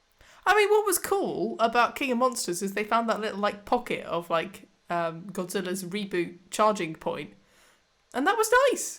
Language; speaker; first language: English; native; English